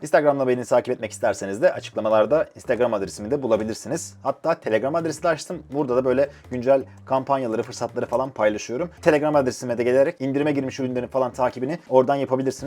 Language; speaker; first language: Turkish; native; Turkish